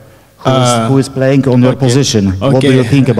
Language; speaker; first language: English; non-native, learner; Polish